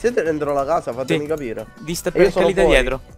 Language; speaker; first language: Italian; native; Italian